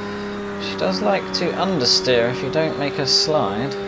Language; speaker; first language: English; native; English